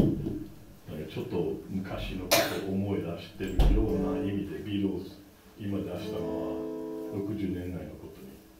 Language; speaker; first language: Japanese; non-native, fluent; English